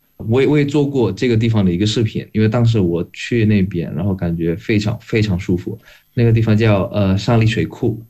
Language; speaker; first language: Chinese; non-native, fluent; Indonesian